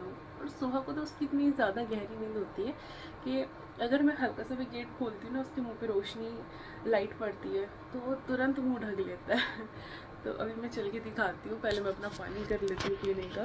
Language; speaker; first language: Hindi; native; Hindi